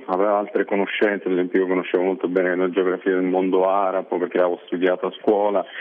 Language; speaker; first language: Italian; early bilingual, other home language; Arabic